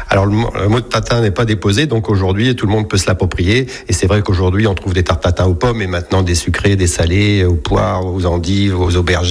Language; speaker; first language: French; native; French